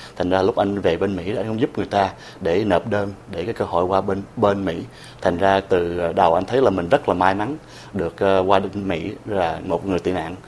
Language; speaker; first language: Vietnamese; early bilingual, heritage; Vietnamese